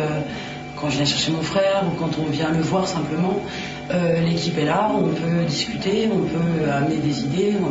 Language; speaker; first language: French; native; French